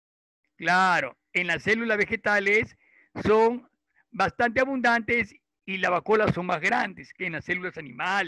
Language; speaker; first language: Spanish; native; Spanish